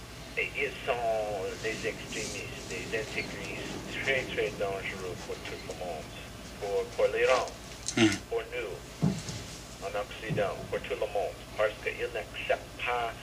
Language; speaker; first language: French; non-native, fluent; English